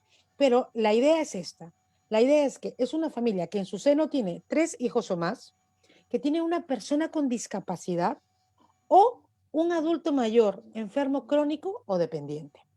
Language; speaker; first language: Spanish; native; Spanish